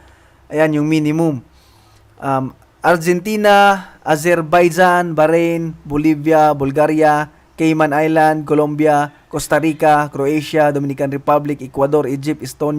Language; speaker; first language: English; non-native, local second language; Filipino